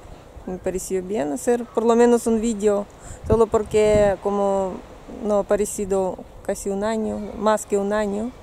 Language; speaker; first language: Spanish; non-native, learner; Russian